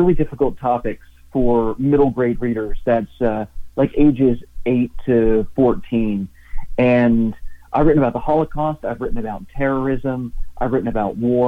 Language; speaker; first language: English; native; English